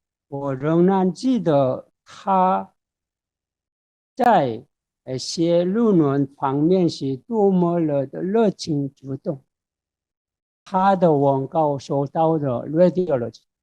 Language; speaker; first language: Chinese; non-native, fluent; Korean